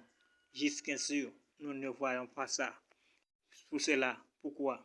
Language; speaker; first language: French; non-native, local second language; Haitian Creole